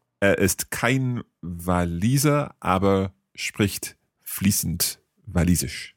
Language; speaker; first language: German; non-native, learner; English